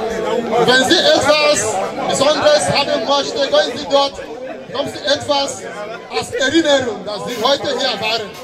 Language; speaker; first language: German; non-native, fluent; Igbo